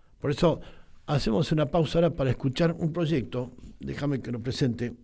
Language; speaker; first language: Spanish; native; Spanish